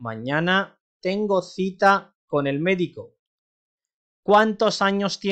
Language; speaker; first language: Spanish; non-native, fluent; Urdu